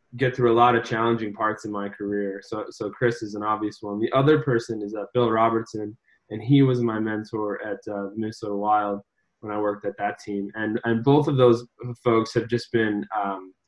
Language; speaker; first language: English; native; English